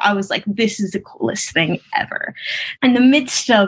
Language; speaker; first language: English; early bilingual, other home language; Spanish